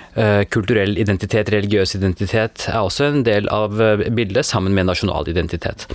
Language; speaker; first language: Norwegian; early bilingual, other home language; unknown